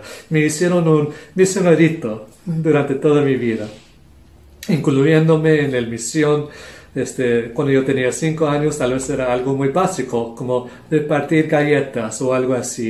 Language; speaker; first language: Spanish; non-native, local second language; English